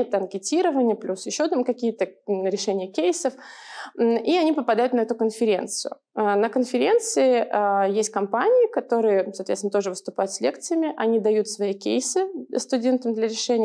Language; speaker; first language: Russian; native; Russian